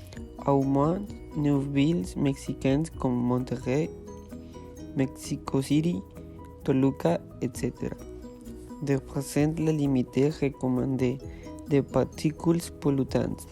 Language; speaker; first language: French; non-native, learner; Spanish